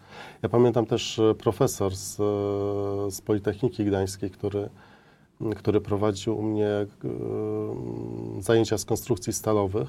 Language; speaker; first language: Polish; native; Polish